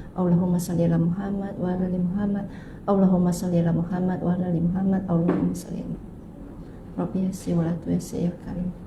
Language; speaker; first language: Malay; non-native, local second language; Chinese